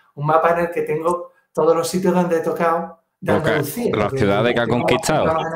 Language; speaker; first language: Spanish; native; Spanish